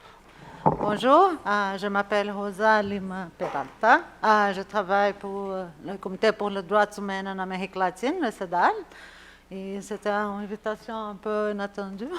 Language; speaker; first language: French; non-native, fluent; Spanish